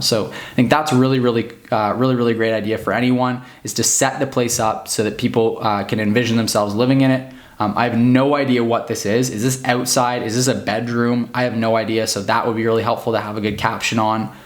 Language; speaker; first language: English; native; English